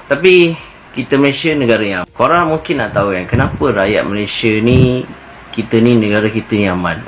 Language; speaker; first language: Malay; native; Malay